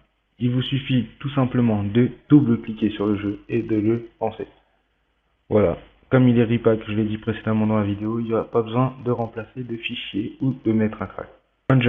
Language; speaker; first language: French; native; French